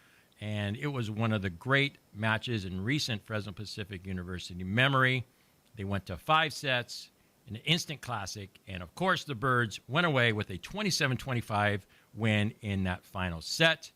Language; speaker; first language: English; native; English